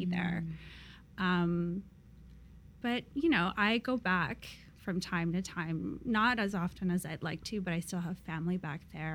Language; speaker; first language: English; native; English